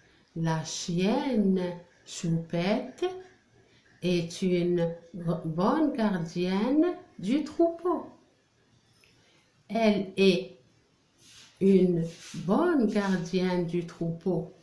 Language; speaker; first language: French; non-native, local second language; Arabic